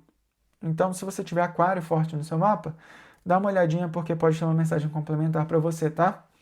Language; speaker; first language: Portuguese; native; Portuguese